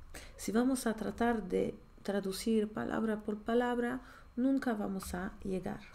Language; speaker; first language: Spanish; non-native, fluent; Polish